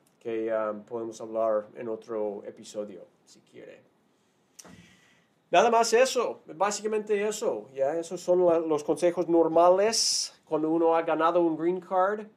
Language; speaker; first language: Spanish; non-native, fluent; English